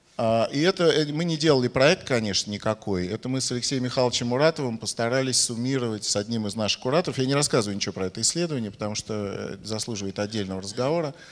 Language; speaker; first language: Russian; native; Russian